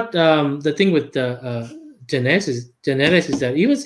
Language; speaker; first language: English; non-native, fluent; Lao